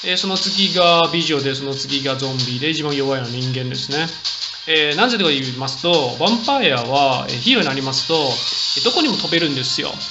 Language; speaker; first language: Japanese; non-native, fluent; Chinese